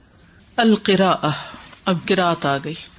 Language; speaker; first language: Urdu; native; Urdu